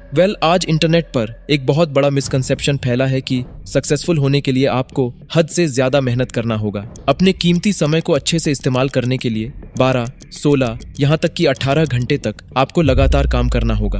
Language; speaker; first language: Hindi; native; Hindi